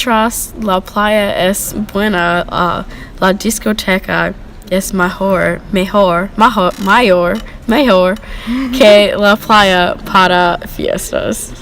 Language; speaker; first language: Spanish; non-native, learner; English